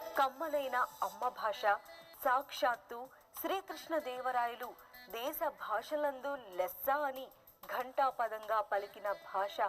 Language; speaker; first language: Telugu; early bilingual, heritage; Telugu